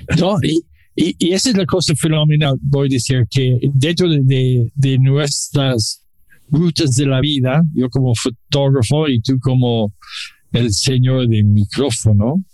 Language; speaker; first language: Spanish; non-native, learner; English